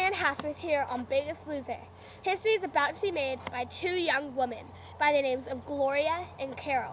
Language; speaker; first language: English; native; English